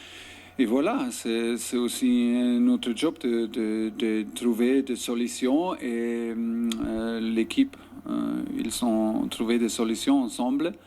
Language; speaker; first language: French; non-native, fluent; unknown